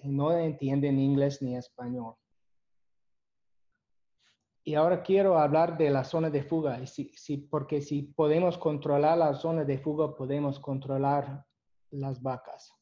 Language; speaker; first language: Spanish; non-native, learner; English